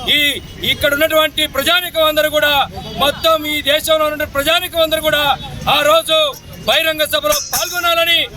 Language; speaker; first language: Telugu; native; Telugu